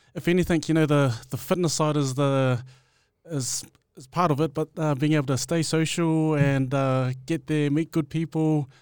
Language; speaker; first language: English; native; English